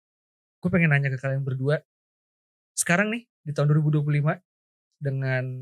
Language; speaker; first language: Indonesian; native; Indonesian